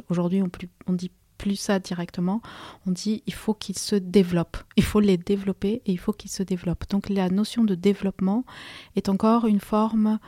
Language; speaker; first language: French; non-native, fluent; Spanish